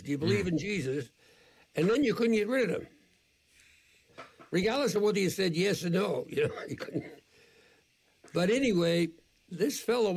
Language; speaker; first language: English; native; English